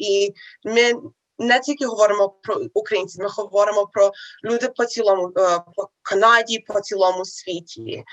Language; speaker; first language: Ukrainian; early bilingual, heritage; Ukrainian